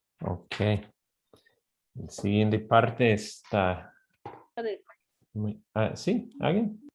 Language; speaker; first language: Spanish; non-native, fluent; English